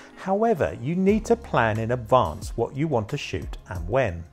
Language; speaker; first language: English; native; English